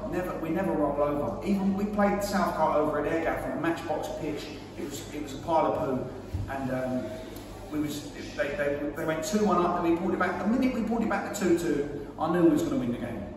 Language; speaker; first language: English; native; English